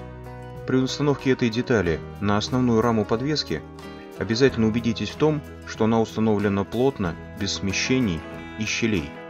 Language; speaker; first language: Russian; native; Russian